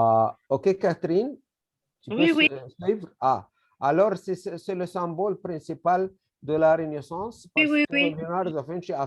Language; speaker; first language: French; non-native, fluent; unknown